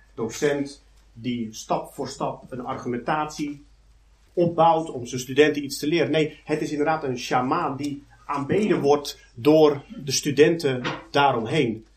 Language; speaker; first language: Dutch; native; Dutch